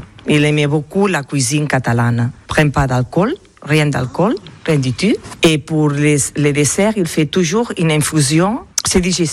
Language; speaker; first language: French; non-native, learner; Catalan